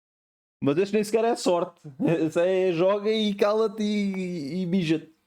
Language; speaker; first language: Portuguese; native; Portuguese